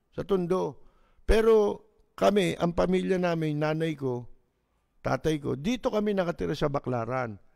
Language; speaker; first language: Filipino; native; Filipino